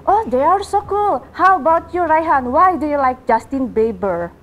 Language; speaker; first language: English; non-native, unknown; Indonesian